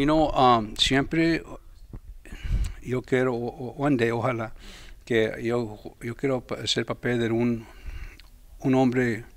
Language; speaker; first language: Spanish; early bilingual, heritage; Spanish